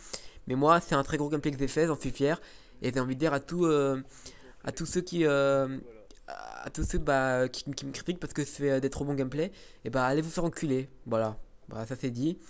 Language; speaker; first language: French; native; French